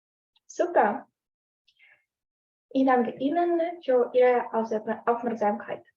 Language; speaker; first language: German; non-native, learner; Ukrainian